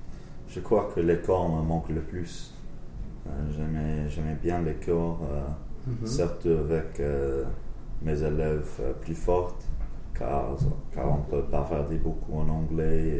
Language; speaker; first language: French; non-native, learner; English